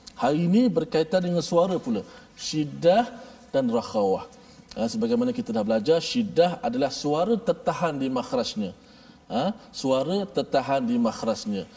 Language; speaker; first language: Malay; native; Malay